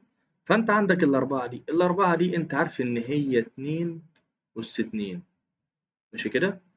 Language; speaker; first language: Arabic; native; Arabic